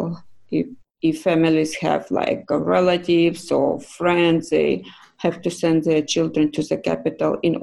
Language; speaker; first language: English; non-native, fluent; Russian